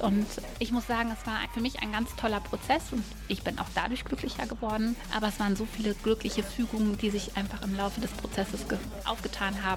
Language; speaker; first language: German; native; German